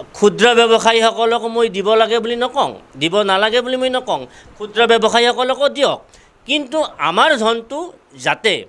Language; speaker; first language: Assamese; native; Assamese